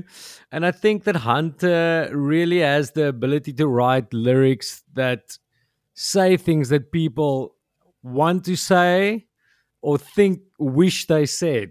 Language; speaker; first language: English; non-native, local second language; Afrikaans